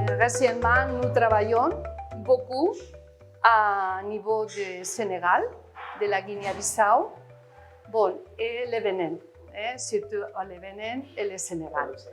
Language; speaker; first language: French; non-native, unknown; Spanish